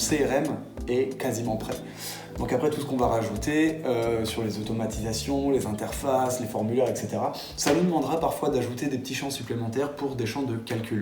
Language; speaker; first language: French; native; French